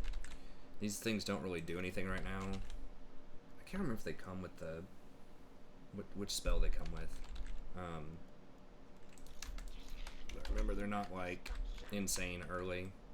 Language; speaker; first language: English; native; English